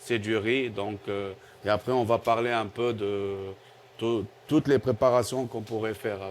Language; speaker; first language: French; non-native, local second language; Arabic